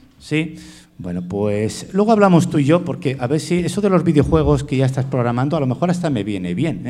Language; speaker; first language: Spanish; native; Spanish